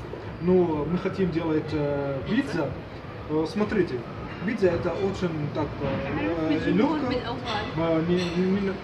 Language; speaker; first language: Russian; non-native, learner; Arabic